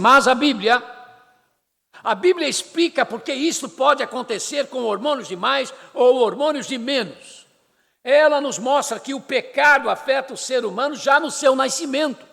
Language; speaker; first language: Portuguese; native; Portuguese